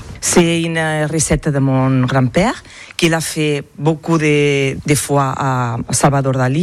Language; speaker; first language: French; non-native, learner; Catalan